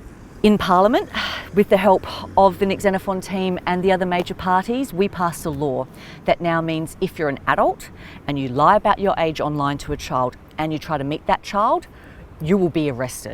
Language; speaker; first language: English; native; English